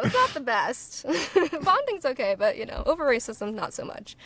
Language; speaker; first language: English; native; English